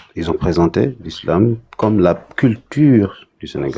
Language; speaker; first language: French; non-native, local second language; Wolof